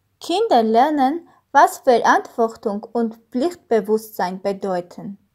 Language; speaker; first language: German; non-native, learner; Armenian